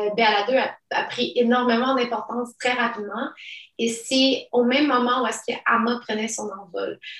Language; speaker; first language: French; early bilingual, other home language; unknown